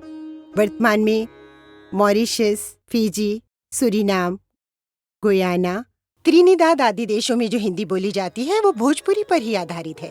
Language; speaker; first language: Hindi; native; Hindi